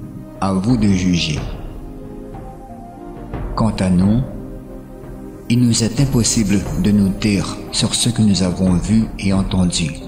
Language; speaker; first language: French; native; French